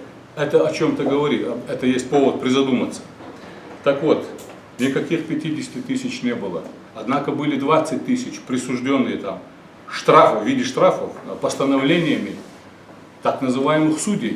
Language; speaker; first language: Russian; non-native, local second language; Ingush